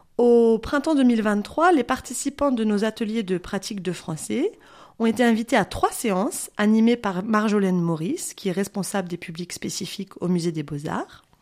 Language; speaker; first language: French; native; French